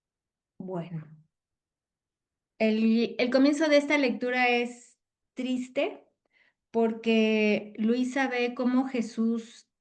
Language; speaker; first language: Spanish; native; Spanish